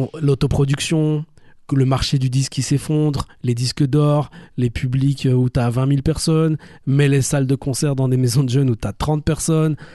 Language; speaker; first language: French; native; French